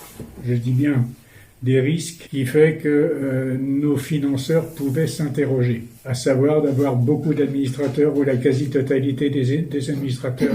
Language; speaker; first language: French; native; French